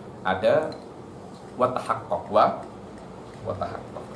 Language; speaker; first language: Arabic; non-native, fluent; Indonesian